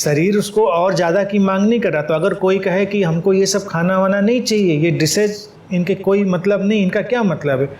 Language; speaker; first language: Hindi; native; Hindi